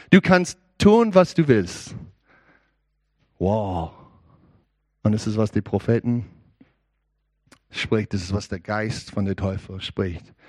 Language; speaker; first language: German; non-native, learner; English